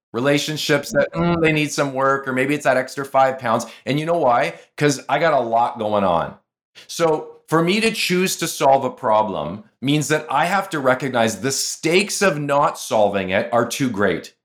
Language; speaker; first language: English; native; English